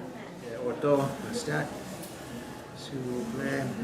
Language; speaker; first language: French; non-native, learner; English